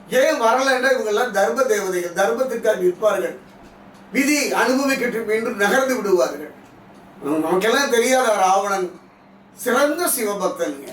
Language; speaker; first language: Tamil; native; Tamil